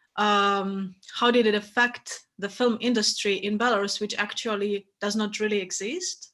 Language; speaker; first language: English; non-native, fluent; Russian